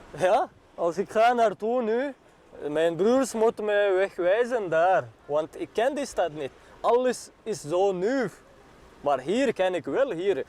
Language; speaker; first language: Dutch; non-native, learner; Chechen